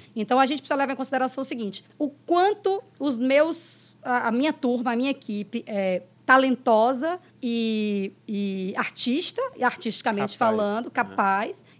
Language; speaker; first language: Portuguese; native; Portuguese